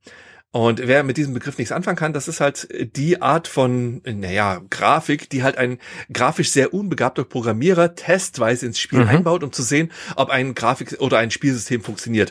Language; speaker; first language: German; native; German